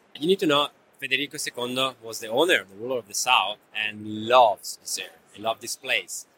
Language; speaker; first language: English; non-native, fluent; Italian